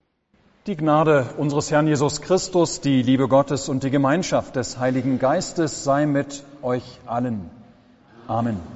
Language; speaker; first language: German; native; German